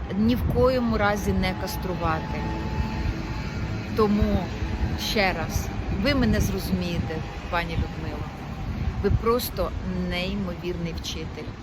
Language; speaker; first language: Ukrainian; native; Ukrainian